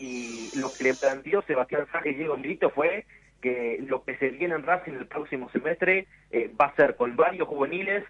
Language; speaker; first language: Spanish; native; Spanish